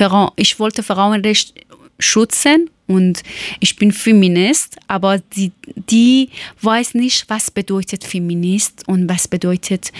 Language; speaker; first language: German; non-native, local second language; Persian